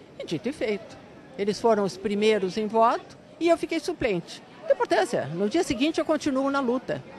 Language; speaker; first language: Portuguese; native; Portuguese